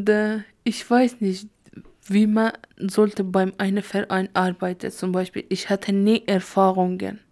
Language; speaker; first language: German; non-native, learner; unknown